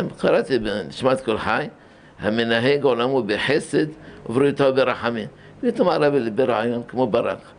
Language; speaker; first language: Hebrew; early bilingual, other home language; Arabic